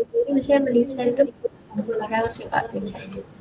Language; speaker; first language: Indonesian; native; Indonesian